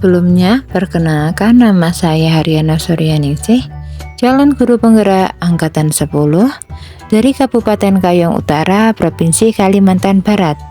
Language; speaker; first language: Indonesian; native; Indonesian